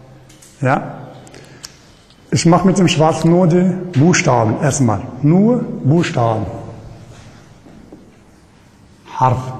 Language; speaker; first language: German; non-native, learner; Arabic